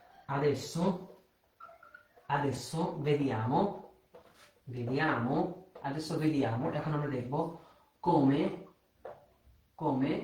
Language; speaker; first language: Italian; non-native, fluent; Bangla